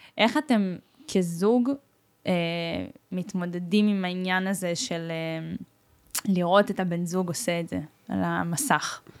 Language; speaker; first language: Hebrew; early bilingual, other home language; Russian